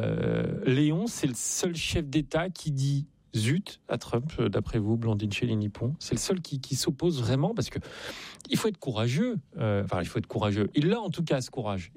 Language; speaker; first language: French; native; French